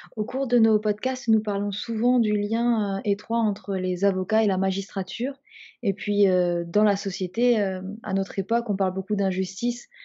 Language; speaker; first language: French; native; French